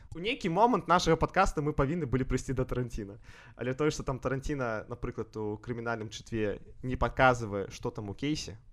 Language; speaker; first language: Belarusian; non-native, local second language; Russian